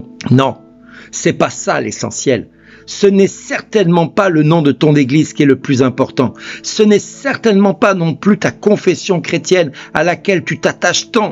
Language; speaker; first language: French; native; French